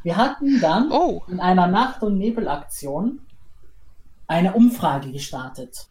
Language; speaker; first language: German; native; German